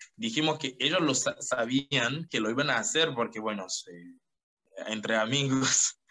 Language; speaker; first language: Spanish; non-native, fluent; Haitian Creole